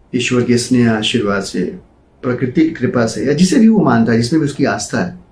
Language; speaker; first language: Hindi; native; Hindi